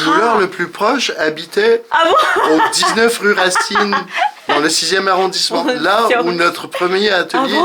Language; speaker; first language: French; native; French